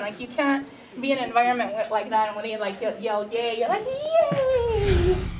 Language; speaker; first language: English; early bilingual, other home language; Spanish